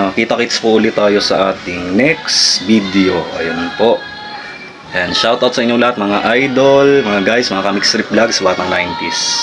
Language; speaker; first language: Filipino; non-native, local second language; Bikol